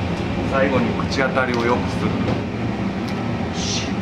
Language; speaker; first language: Japanese; native; Japanese